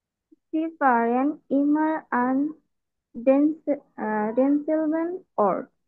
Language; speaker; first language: German; non-native, learner; Bangla